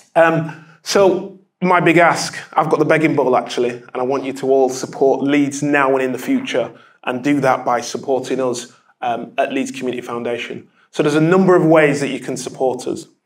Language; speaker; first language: English; native; English